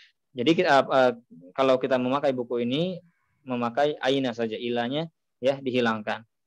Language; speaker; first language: Indonesian; native; Indonesian